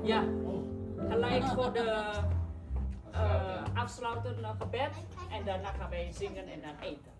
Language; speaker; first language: Dutch; non-native, fluent; Indonesian